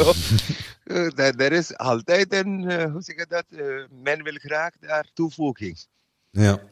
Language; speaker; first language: Dutch; non-native, learner; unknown